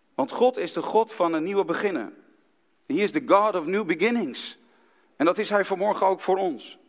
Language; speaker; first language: Dutch; native; Dutch